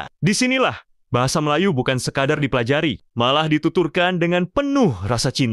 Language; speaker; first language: Malay; native; Malay